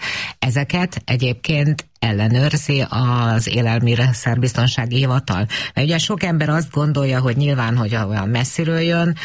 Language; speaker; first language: Hungarian; native; Hungarian